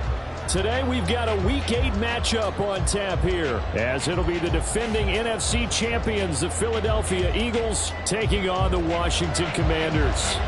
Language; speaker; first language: English; native; English